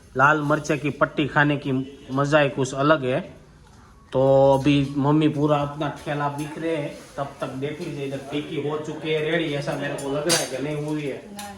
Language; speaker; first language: Hindi; non-native, local second language; Gujarati